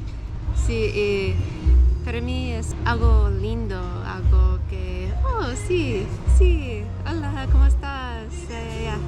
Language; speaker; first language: Spanish; non-native, learner; English